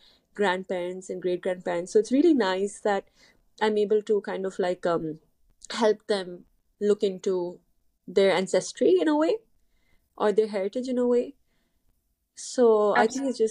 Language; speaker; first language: English; non-native, local second language; Urdu